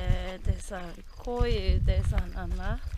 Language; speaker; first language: French; non-native, local second language; Malagasy